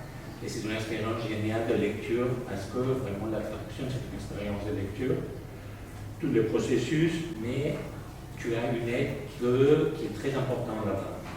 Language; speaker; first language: French; non-native, fluent; Spanish